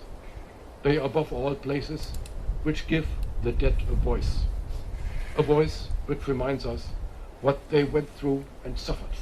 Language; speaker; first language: English; non-native, fluent; German